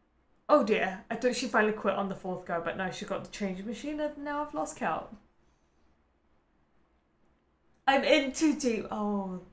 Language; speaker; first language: English; native; English